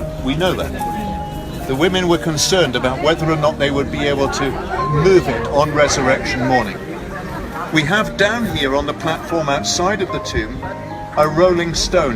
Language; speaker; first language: English; native; English